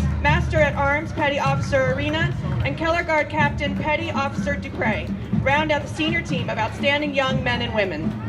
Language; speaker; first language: English; native; English